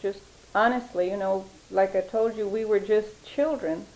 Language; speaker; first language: English; early bilingual, other home language; Spanish